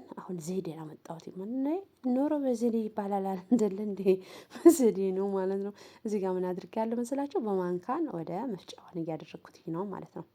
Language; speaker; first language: Amharic; non-native, local second language; Tigrinya